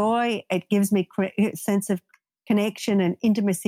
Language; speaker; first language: English; native; English